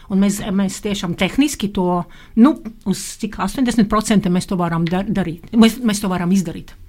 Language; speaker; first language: Latvian; non-native, local second language; Russian